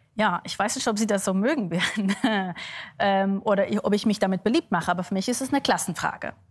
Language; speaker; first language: German; non-native, fluent; Yiddish